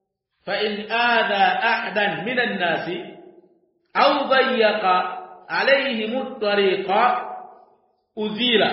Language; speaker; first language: Arabic; non-native, fluent; Swahili